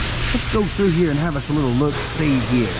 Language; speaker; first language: English; native; English